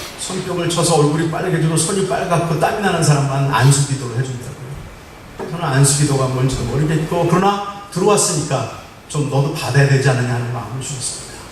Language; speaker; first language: Korean; native; Korean